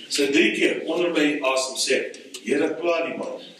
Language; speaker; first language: Afrikaans; non-native, fluent; English